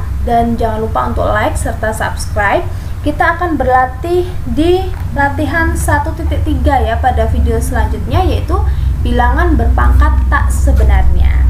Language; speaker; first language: Indonesian; native; Indonesian